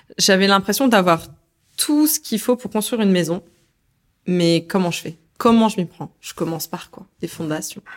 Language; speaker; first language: French; early bilingual, other home language; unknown